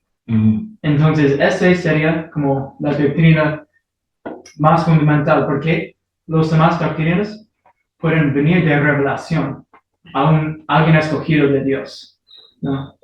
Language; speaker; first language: Spanish; non-native, fluent; English